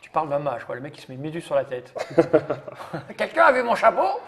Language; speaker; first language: French; native; French